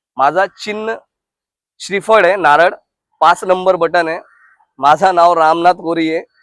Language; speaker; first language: Marathi; non-native, local second language; Hindi